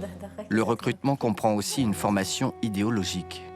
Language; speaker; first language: French; native; French